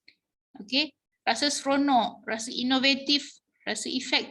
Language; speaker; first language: Malay; native; Malay